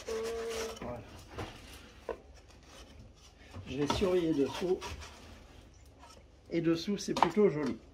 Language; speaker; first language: French; native; French